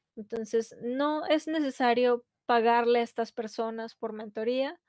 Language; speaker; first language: Spanish; non-native, fluent; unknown